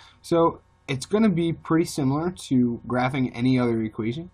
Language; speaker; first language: English; native; English